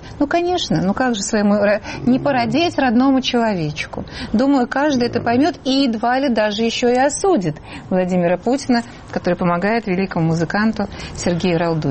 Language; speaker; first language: Russian; native; Russian